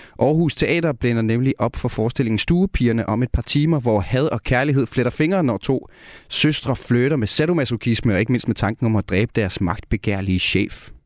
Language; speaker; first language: Danish; native; Danish